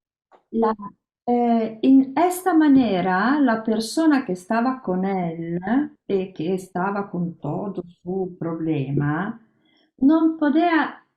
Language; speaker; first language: Spanish; non-native, learner; Italian